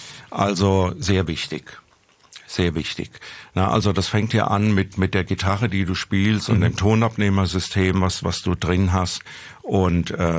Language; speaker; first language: German; native; German